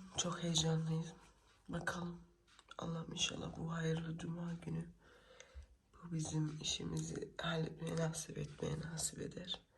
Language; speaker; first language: Turkish; early bilingual, heritage; Turkish